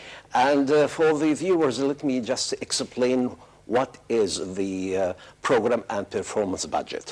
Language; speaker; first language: English; non-native, fluent; Arabic